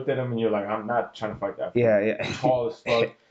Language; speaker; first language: English; early bilingual, other home language; Spanish